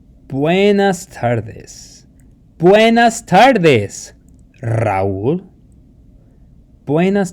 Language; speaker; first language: Spanish; non-native, fluent; English